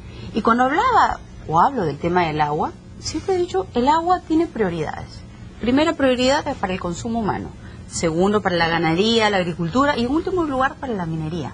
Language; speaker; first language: Spanish; native; Spanish